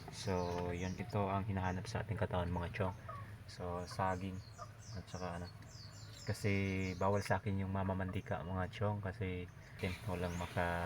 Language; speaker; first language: Filipino; non-native, local second language; Cebuano